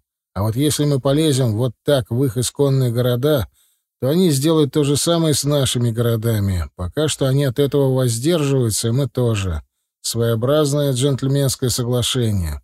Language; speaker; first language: Russian; native; Russian